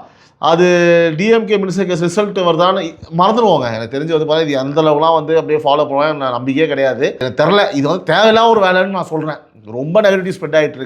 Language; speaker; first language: Tamil; native; Tamil